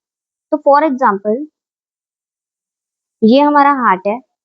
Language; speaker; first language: Hindi; native; Hindi